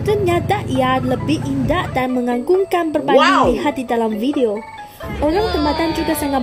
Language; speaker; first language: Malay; non-native, fluent; Chinese